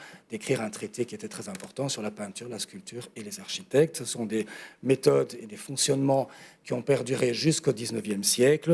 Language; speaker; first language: French; native; French